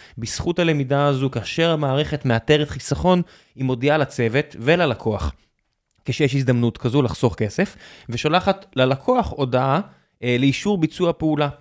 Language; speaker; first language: Hebrew; native; Hebrew